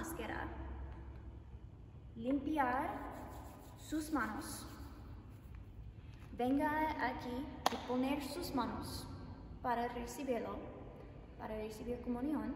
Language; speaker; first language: Spanish; non-native, learner; English